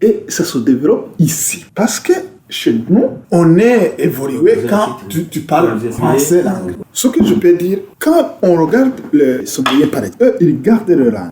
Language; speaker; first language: French; non-native, local second language; Rundi